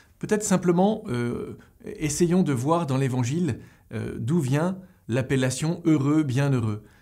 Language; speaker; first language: French; native; French